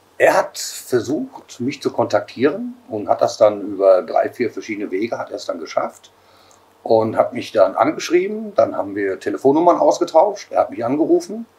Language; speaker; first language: German; native; German